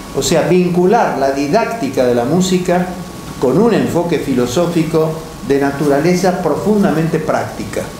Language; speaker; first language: Spanish; native; Spanish